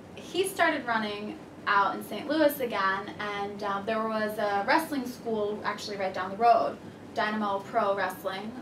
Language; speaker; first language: English; native; English